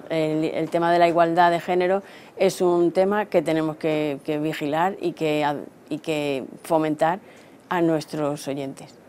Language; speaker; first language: Spanish; native; Spanish